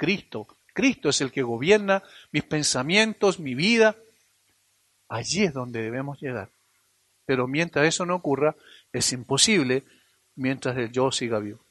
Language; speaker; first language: Spanish; native; Spanish